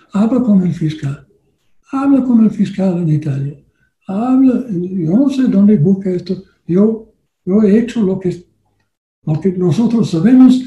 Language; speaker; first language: Spanish; non-native, learner; English